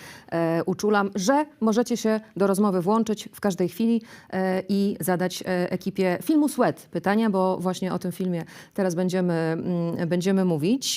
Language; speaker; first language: Polish; native; Polish